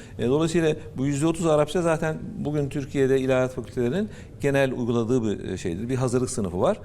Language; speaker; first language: Turkish; native; Turkish